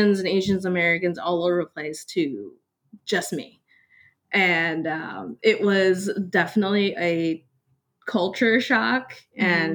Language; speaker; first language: English; early bilingual, other home language; Cantonese